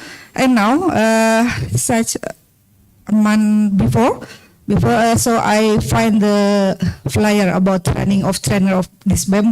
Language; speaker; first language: English; non-native, learner; Indonesian